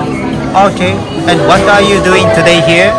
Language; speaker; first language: English; non-native, learner; Japanese